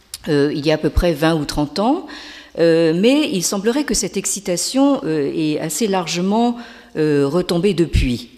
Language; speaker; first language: French; native; French